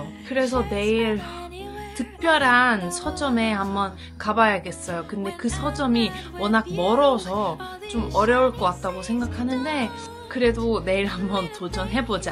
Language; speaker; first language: Korean; non-native, fluent; French